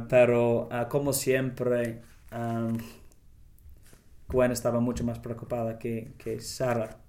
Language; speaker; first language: Spanish; non-native, learner; English